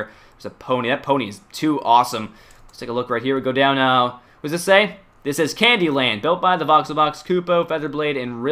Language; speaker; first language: English; native; English